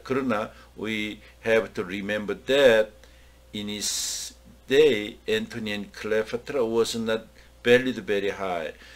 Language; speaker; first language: English; non-native, fluent; Korean